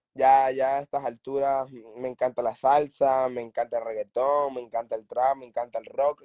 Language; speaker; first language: Spanish; native; Spanish